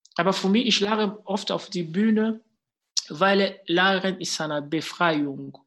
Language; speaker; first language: German; non-native, fluent; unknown